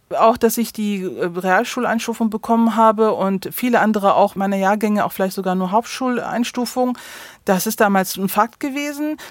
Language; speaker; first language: German; early bilingual, other home language; Turkish